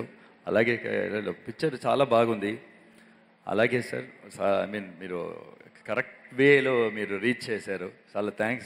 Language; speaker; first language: Telugu; non-native, local second language; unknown